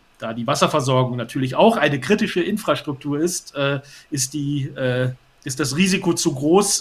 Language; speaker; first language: German; native; German